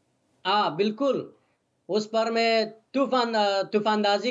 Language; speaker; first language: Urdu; non-native, learner; Persian